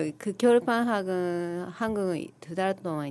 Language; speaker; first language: Korean; non-native, learner; Japanese